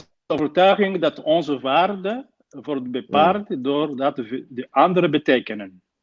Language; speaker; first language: Dutch; non-native, fluent; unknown